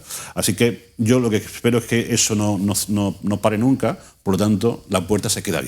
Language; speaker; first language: Spanish; native; Spanish